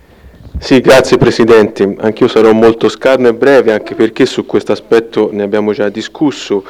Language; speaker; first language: Italian; native; Italian